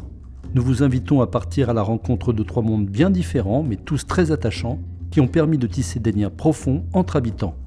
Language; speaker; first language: French; native; French